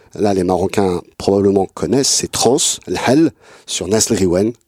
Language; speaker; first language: French; native; French